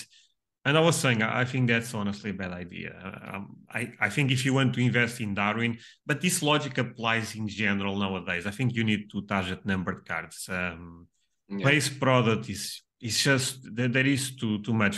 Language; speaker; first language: English; non-native, fluent; Portuguese